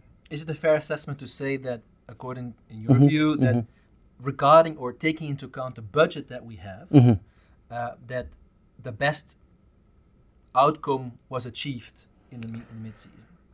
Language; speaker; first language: English; non-native, fluent; Dutch